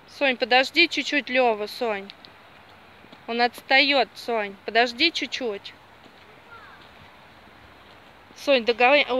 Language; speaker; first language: Russian; native; Russian